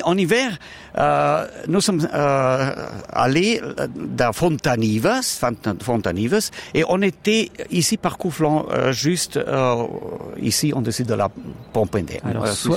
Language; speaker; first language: French; non-native, learner; Romansh